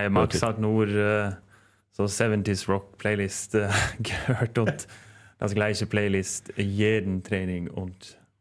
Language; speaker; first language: German; non-native, fluent; Norwegian